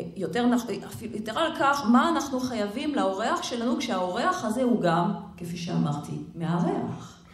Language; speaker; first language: Hebrew; non-native, fluent; French